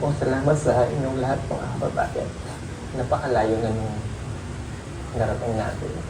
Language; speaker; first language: Filipino; native; Filipino